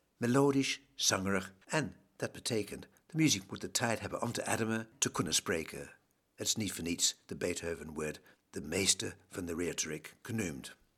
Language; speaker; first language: Dutch; non-native, fluent; English